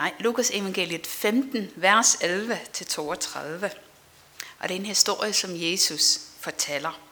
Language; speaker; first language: Danish; non-native, fluent; Dutch